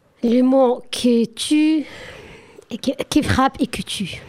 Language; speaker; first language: French; non-native, learner; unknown